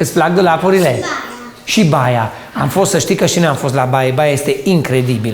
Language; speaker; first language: Romanian; native; Romanian